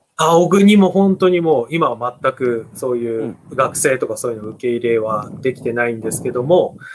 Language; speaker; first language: Japanese; native; Japanese